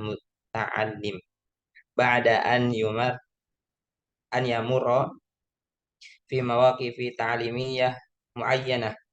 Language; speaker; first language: Arabic; non-native, learner; Indonesian